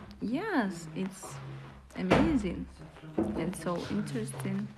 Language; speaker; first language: English; non-native, learner; Russian